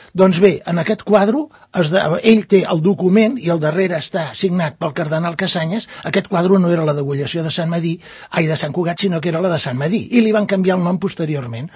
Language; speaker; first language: Catalan; non-native, local second language; Spanish